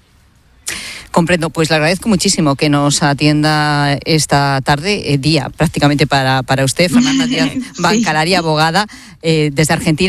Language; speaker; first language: Spanish; native; Spanish